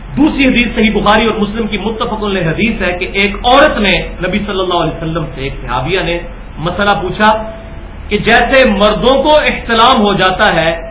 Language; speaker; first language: Urdu; non-native, local second language; Punjabi